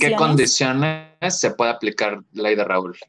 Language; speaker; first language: Spanish; native; Spanish